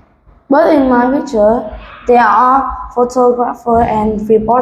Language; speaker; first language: English; non-native, learner; Vietnamese